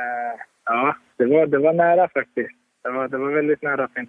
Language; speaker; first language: Swedish; early bilingual, other home language; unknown